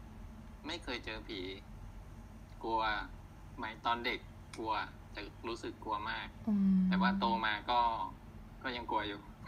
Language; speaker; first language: Thai; native; Thai